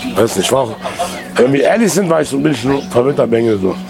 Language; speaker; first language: German; early bilingual, other home language; Arabic